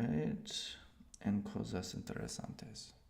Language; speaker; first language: Spanish; non-native, learner; English